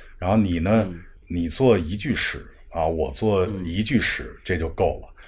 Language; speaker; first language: Chinese; native; Chinese